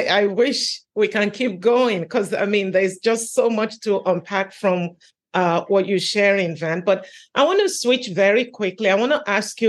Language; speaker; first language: English; native; English